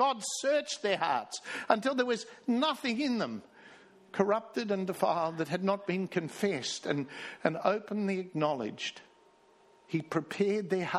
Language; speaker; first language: English; native; English